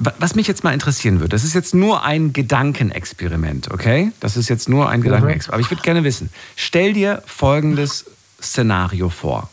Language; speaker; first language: German; native; German